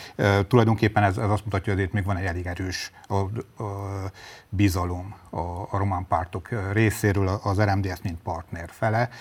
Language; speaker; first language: Hungarian; native; Hungarian